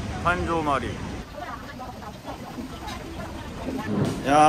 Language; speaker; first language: Japanese; non-native, fluent; Korean